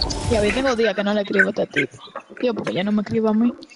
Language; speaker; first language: Spanish; native; Spanish